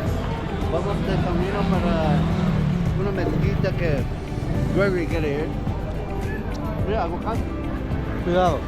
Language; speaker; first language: Spanish; non-native, fluent; English